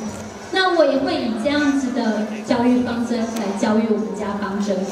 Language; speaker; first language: Chinese; native; Chinese